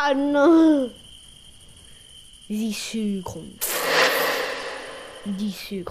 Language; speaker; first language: French; native; French